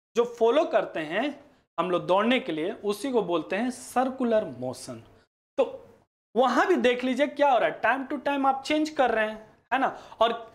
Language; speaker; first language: Hindi; native; Hindi